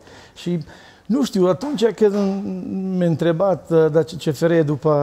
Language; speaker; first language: Romanian; non-native, learner; Serbian